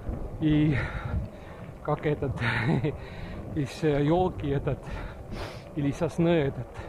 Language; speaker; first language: Russian; non-native, local second language; Estonian